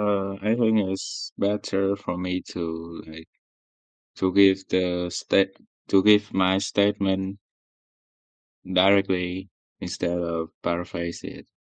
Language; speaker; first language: English; non-native, learner; Vietnamese